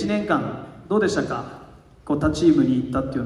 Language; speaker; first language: Japanese; native; Japanese